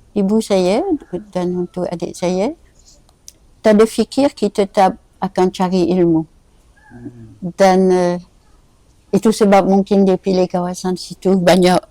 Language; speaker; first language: Malay; non-native, fluent; French